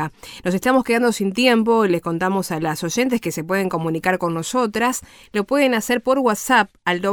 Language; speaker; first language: Spanish; native; Spanish